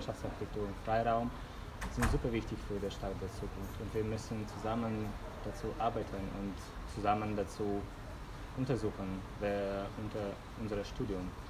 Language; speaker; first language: German; non-native, fluent; Russian